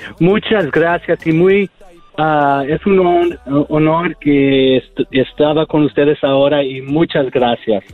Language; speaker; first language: Spanish; early bilingual, heritage; Spanish